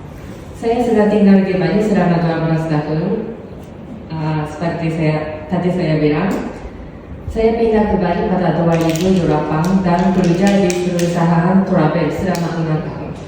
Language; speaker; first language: Indonesian; non-native, fluent; Japanese